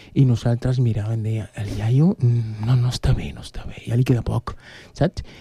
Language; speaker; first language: Catalan; non-native, fluent; Spanish